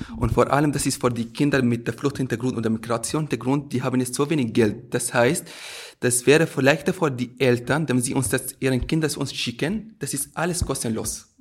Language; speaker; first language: German; non-native, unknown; Arabic